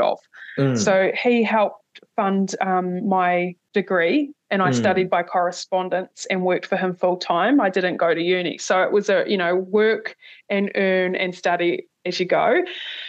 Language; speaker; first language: English; native; English